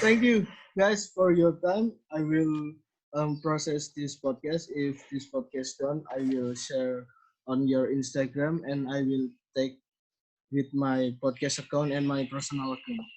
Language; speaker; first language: English; non-native, learner; Indonesian